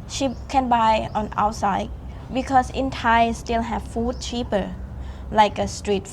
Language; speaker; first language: English; non-native, learner; Thai